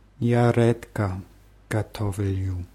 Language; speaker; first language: Russian; non-native, learner; German